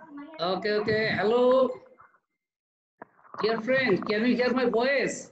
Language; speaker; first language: English; non-native, learner; Bangla